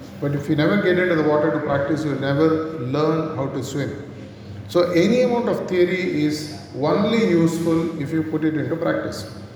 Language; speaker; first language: English; non-native, local second language; Tamil